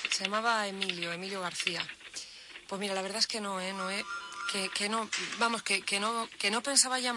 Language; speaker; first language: Spanish; native; Spanish